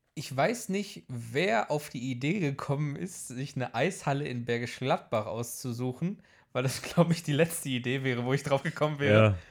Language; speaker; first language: German; early bilingual, heritage; Polish